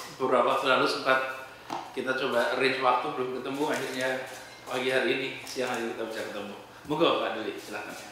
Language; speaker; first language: Indonesian; native; Indonesian